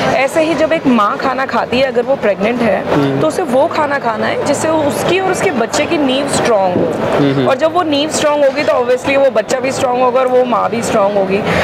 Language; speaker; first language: Hindi; native; Hindi